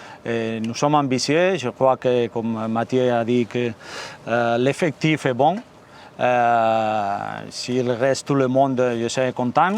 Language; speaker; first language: French; non-native, fluent; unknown